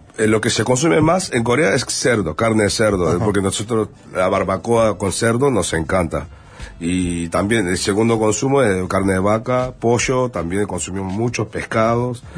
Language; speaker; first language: Spanish; non-native, fluent; Korean